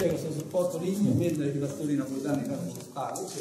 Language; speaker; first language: Italian; native; Italian